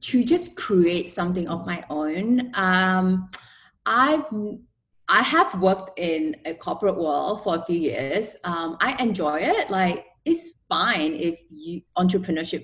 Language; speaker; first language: English; non-native, local second language; Chinese